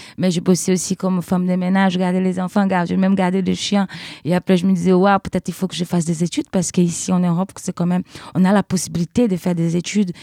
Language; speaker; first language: French; non-native, fluent; Portuguese